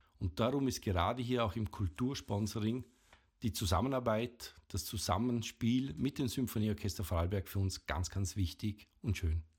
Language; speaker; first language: German; native; German